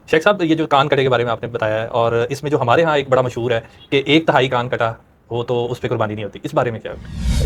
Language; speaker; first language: Urdu; non-native, local second language; Punjabi